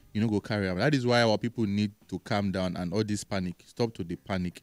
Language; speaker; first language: Nigerian Pidgin; native; Nigerian Pidgin